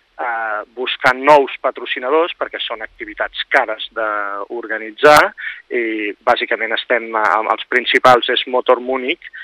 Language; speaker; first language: Catalan; native; Catalan